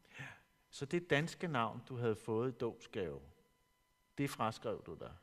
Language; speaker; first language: Danish; native; Danish